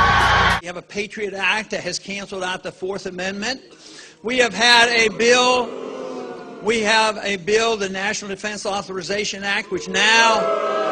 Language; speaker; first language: English; native; English